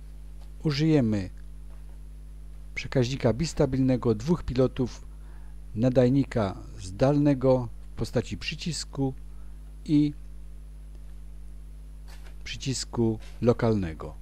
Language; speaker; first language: Polish; native; Polish